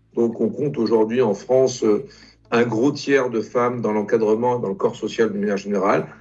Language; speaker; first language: French; early bilingual, other home language; Italian